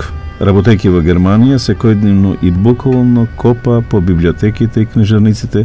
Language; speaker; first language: Macedonian; native; Macedonian